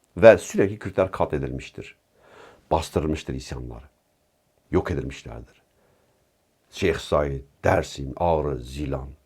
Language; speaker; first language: Turkish; non-native, local second language; Kurdish